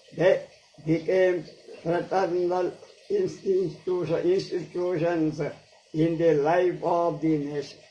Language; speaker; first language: English; non-native, local second language; Telugu